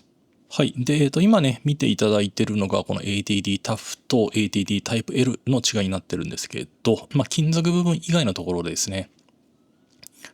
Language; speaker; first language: Japanese; native; Japanese